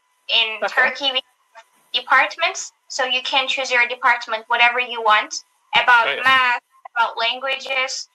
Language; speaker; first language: English; non-native, learner; Turkish